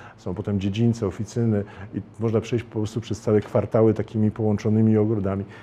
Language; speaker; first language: Polish; native; Polish